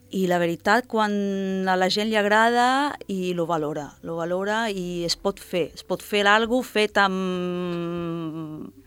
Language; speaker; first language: Catalan; non-native, fluent; Italian